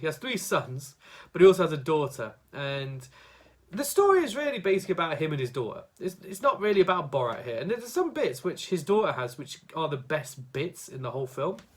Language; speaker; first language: English; native; English